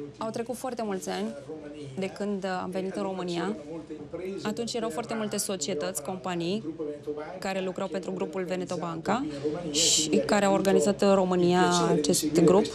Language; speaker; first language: Romanian; non-native, fluent; Italian